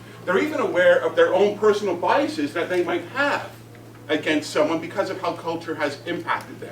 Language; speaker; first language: English; native; English